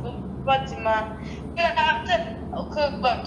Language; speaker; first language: Korean; non-native, fluent; Chinese